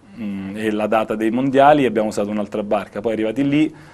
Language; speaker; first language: Italian; native; Italian